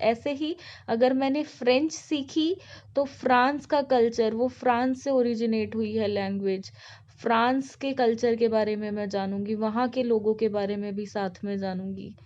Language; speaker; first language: Hindi; native; Hindi